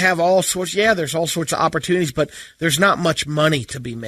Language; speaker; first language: English; native; English